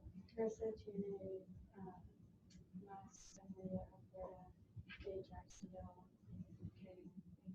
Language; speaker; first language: Spanish; non-native, learner; English